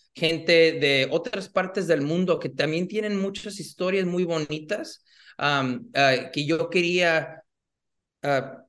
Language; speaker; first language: Spanish; early bilingual, heritage; Spanish